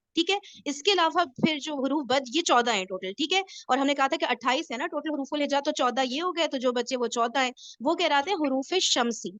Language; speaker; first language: Urdu; native; Urdu